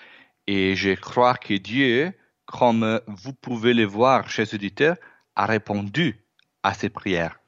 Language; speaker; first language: French; non-native, fluent; Italian